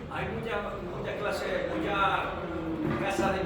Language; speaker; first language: Spanish; native; Spanish